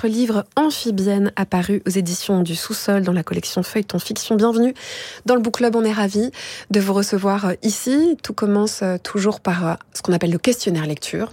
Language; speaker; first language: French; native; French